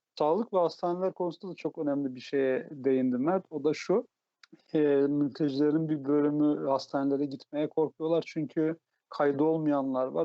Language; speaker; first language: Turkish; native; Turkish